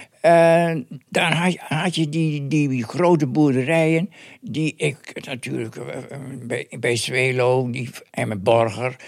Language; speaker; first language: Dutch; native; Dutch